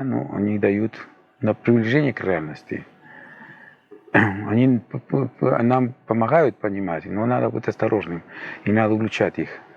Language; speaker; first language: Russian; non-native, fluent; Spanish